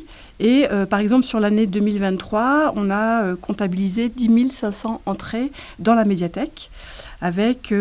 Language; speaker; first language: French; native; French